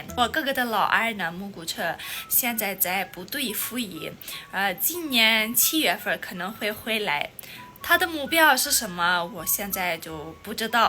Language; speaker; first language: Chinese; non-native, fluent; Armenian